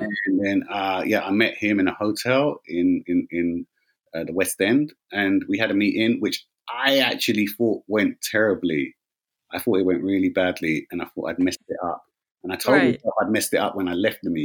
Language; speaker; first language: English; native; English